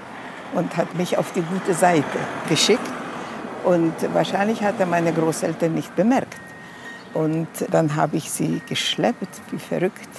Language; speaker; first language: German; non-native, fluent; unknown